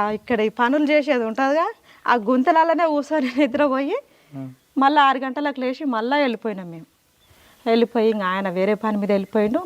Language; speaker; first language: Telugu; native; Telugu